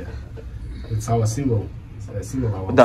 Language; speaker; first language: English; non-native, learner; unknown